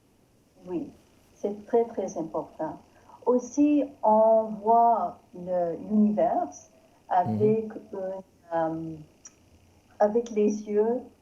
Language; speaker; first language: French; non-native, learner; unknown